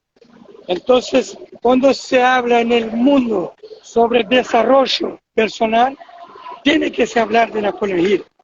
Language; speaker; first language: Spanish; non-native, fluent; Portuguese